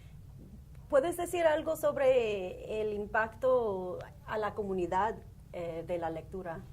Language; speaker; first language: Spanish; early bilingual, heritage; Spanish